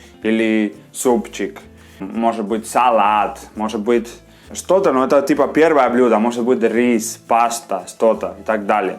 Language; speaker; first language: Russian; non-native, learner; Spanish